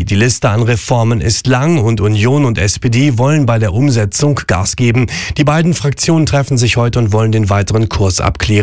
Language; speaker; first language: German; native; German